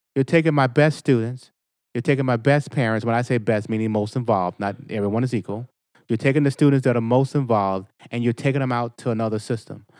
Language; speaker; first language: English; native; English